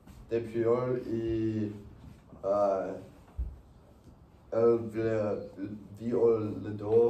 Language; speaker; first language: Spanish; non-native, learner; English